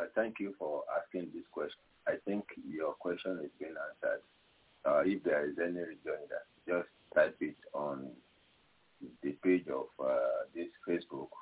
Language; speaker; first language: English; non-native, local second language; Yoruba